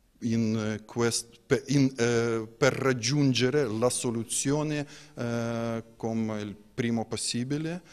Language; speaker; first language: Italian; non-native, learner; Ukrainian